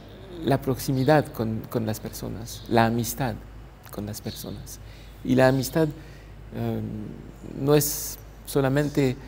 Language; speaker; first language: Spanish; non-native, fluent; French